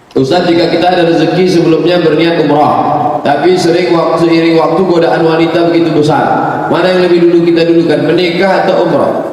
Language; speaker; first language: Malay; native; Malay